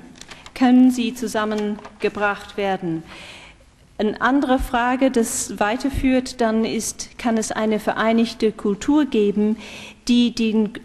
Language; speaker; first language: German; non-native, fluent; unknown